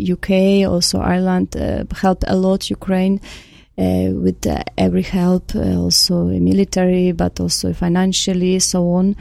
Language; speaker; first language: English; non-native, fluent; Ukrainian